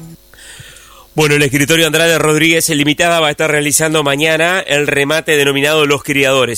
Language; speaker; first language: Spanish; native; Spanish